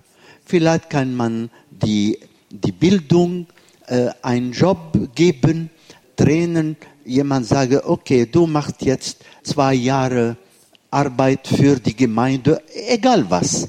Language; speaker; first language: German; non-native, fluent; Arabic